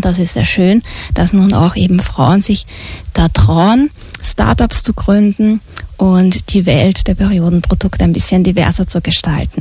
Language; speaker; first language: German; native; German